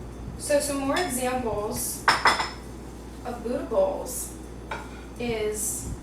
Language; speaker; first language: English; native; English